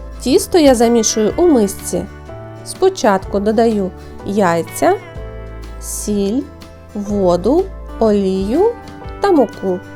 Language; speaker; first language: Ukrainian; native; Ukrainian